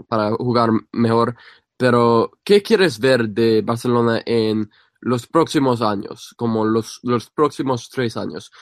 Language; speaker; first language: Spanish; non-native, fluent; English